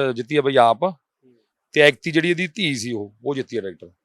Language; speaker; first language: Punjabi; native; Punjabi